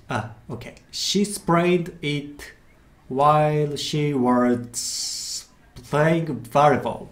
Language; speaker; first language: English; non-native, learner; Japanese